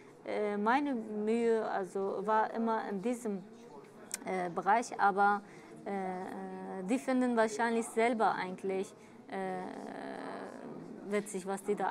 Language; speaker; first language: German; early bilingual, other home language; Kurdish